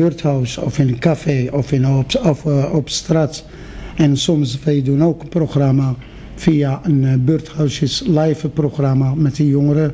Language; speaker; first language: Dutch; non-native, fluent; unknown